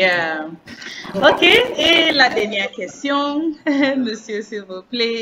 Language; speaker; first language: French; non-native, fluent; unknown